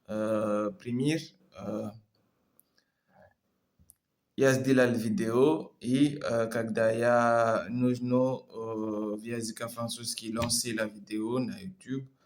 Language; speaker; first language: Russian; non-native, learner; French